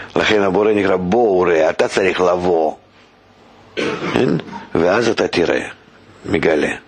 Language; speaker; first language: Hebrew; non-native, fluent; Russian